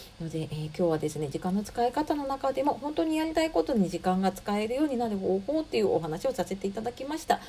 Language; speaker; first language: Japanese; native; Japanese